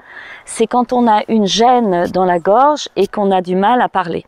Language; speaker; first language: French; native; French